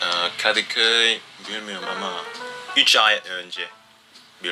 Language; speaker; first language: Turkish; non-native, learner; Indonesian